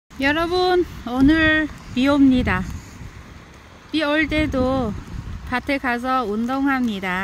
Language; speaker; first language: Korean; non-native, learner; Vietnamese